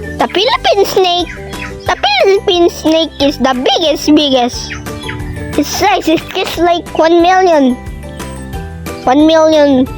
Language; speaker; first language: English; non-native, local second language; Filipino